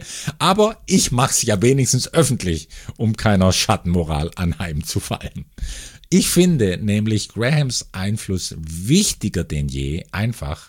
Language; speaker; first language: German; native; German